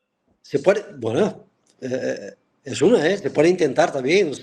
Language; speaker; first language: Spanish; non-native, fluent; Portuguese